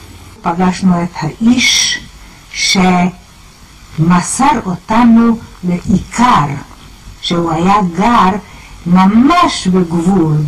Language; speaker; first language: Hebrew; non-native, fluent; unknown